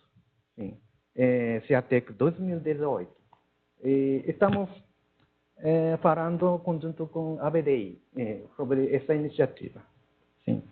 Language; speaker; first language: Portuguese; non-native, learner; Japanese